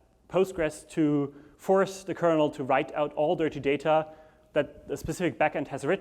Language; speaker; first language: English; non-native, fluent; German